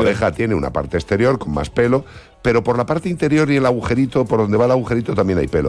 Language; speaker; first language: Spanish; native; Spanish